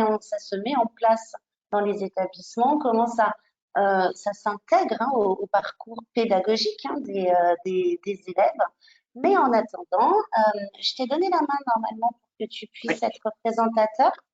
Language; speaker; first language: French; native; French